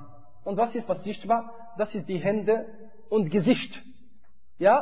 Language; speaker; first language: German; non-native, fluent; Arabic